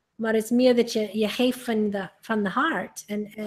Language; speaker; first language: Dutch; non-native, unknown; English